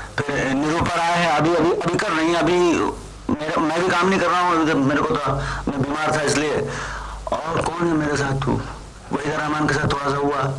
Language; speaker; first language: Hindi; non-native, local second language; Bangla